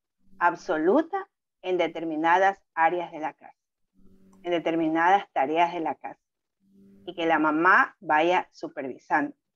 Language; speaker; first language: Spanish; native; Spanish